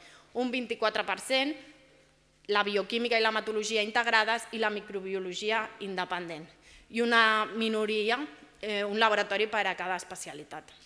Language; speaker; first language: Catalan; native; Catalan